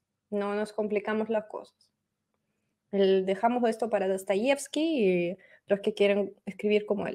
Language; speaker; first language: Spanish; non-native, fluent; Russian